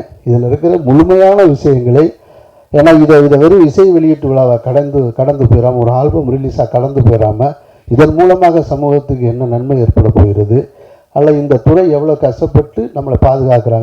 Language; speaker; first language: Tamil; native; Tamil